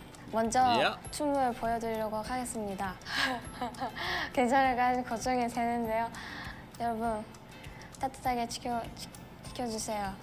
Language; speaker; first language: Korean; non-native, fluent; Japanese